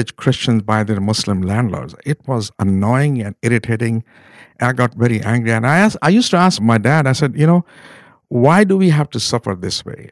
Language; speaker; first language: English; non-native, local second language; Urdu